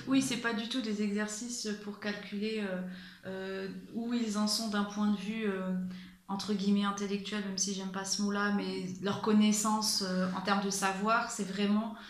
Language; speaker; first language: French; native; French